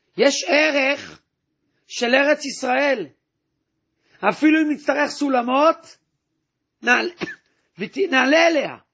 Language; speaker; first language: Hebrew; native; Hebrew